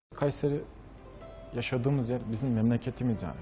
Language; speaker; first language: Turkish; native; Turkish